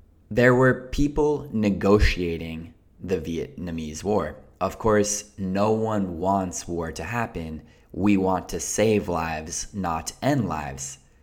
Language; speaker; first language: English; native; English